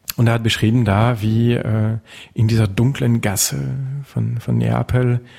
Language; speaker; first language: German; non-native, fluent; French